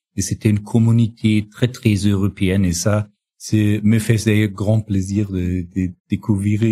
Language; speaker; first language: French; non-native, learner; German